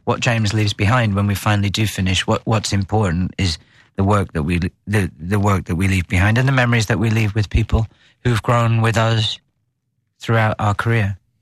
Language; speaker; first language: English; native; English